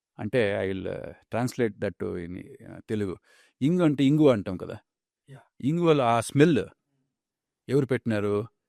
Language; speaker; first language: Telugu; non-native, local second language; Kannada